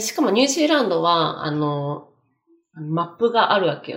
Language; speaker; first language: Japanese; native; Japanese